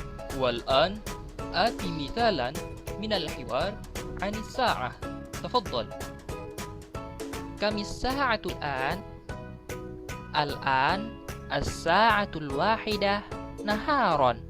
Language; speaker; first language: Arabic; non-native, fluent; Indonesian